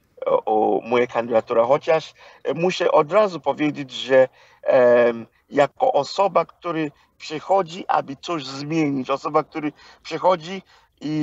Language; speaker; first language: Polish; non-native, fluent; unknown